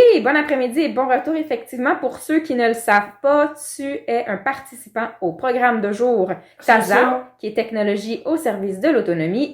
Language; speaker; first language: French; native; French